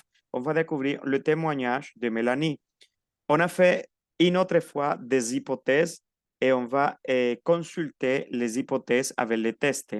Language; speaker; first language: French; non-native, fluent; Spanish